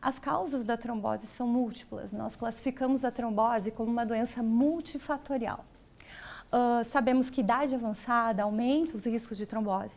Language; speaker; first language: Portuguese; native; Portuguese